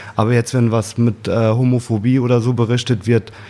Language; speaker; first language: German; early bilingual, other home language; Arabic